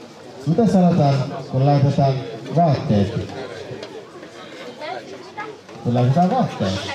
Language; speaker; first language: Finnish; non-native, fluent; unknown